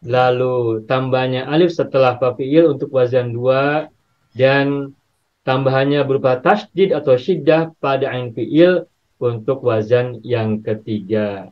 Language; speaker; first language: Indonesian; native; Indonesian